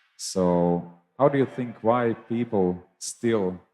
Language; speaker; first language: English; non-native, fluent; Latvian